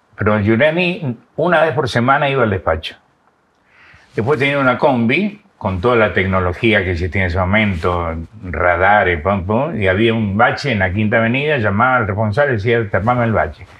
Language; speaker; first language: Spanish; native; Spanish